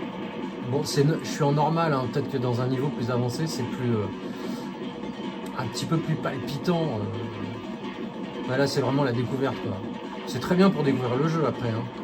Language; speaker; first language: French; native; French